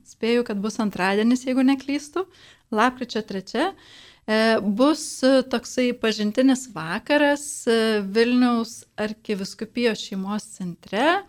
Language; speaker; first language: Lithuanian; native; Lithuanian